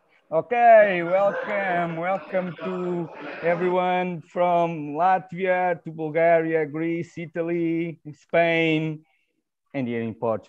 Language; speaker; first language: English; non-native, fluent; Portuguese